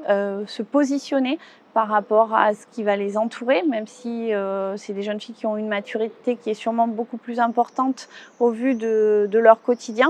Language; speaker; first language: French; native; French